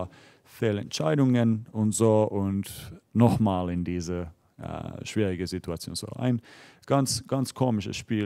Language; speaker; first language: German; non-native, fluent; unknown